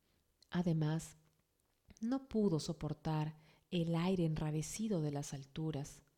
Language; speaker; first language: Spanish; native; Spanish